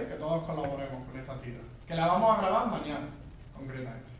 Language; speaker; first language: Spanish; native; Spanish